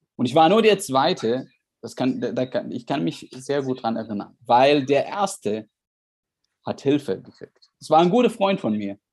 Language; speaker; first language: German; non-native, fluent; Arabic